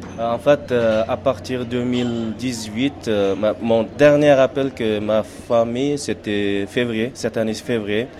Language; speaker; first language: French; non-native, learner; Uyghur